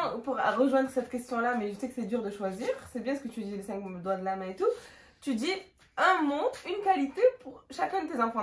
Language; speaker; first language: French; native; French